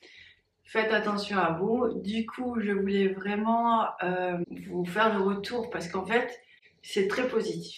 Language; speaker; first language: French; native; French